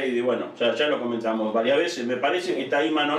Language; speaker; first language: Spanish; native; Spanish